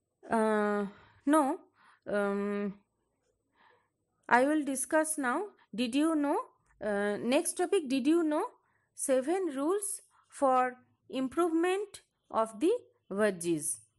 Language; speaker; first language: English; non-native, local second language; Bangla